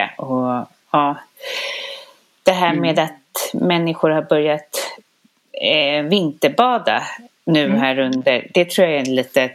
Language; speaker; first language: Swedish; native; Swedish